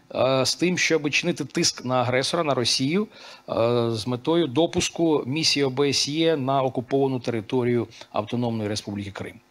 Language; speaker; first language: Ukrainian; native; Ukrainian